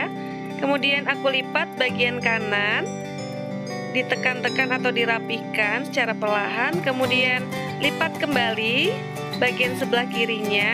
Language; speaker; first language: Indonesian; native; Indonesian